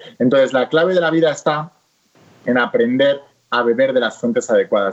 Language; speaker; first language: Spanish; native; Spanish